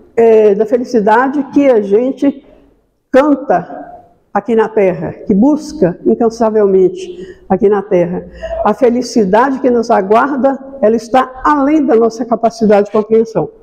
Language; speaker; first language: Portuguese; native; Portuguese